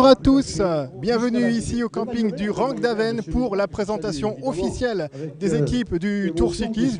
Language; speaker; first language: French; native; French